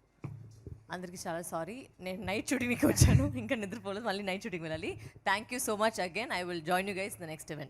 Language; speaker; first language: Telugu; non-native, fluent; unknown